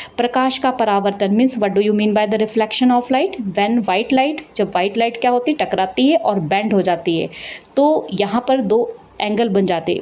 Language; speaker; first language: Hindi; native; Hindi